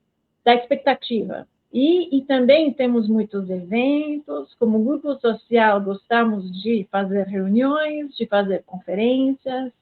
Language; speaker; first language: Portuguese; non-native, fluent; French